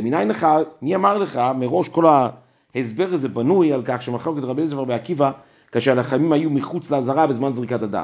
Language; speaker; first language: Hebrew; native; Hebrew